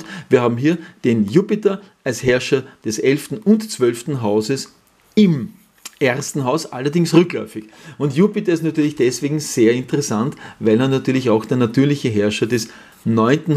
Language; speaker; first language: German; native; German